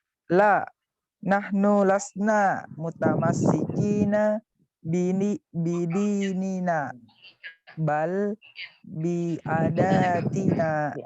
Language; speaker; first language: Arabic; non-native, learner; Indonesian